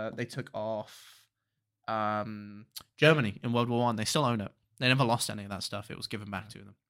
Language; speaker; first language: English; native; English